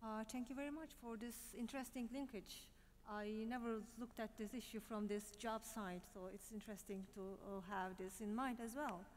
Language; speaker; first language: English; non-native, fluent; Turkish